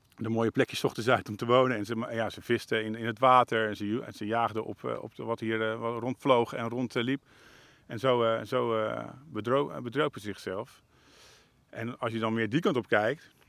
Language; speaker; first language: Dutch; native; Dutch